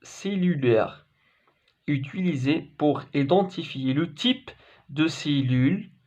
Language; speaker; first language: French; non-native, local second language; Arabic